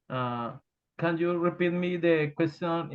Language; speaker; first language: English; non-native, learner; Spanish